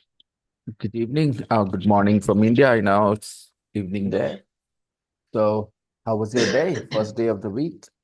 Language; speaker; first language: English; non-native, fluent; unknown